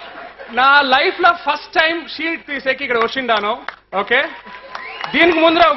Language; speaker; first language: Telugu; non-native, learner; Tamil